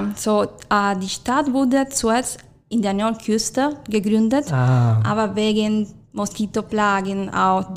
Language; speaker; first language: German; non-native, fluent; Spanish